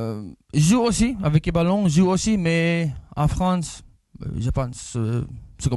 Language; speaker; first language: French; non-native, learner; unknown